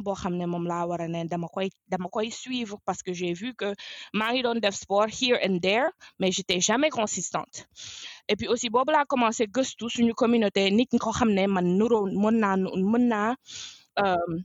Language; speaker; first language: French; non-native, local second language; Wolof